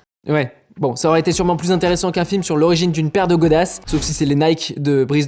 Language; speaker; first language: French; native; French